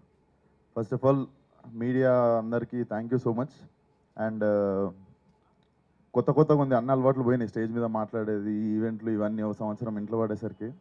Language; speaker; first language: Telugu; native; Telugu